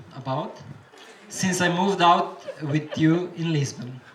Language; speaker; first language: English; non-native, fluent; Slovenian